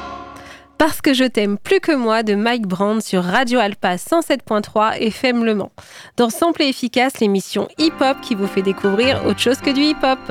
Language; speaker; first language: French; native; French